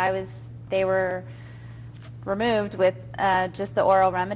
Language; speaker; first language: English; native; English